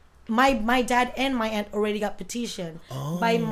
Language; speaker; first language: English; non-native, local second language; Iloko